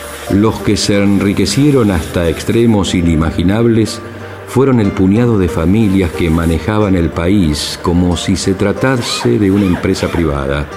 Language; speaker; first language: Spanish; native; Spanish